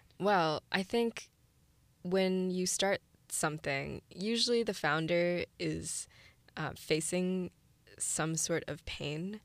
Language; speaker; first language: English; early bilingual, other home language; Chinese